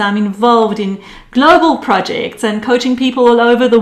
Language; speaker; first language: English; early bilingual, other home language; Hebrew